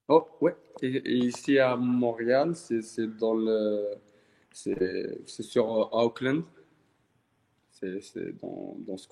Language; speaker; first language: French; non-native, local second language; Arabic